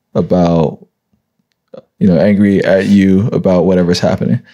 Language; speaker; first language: English; native; English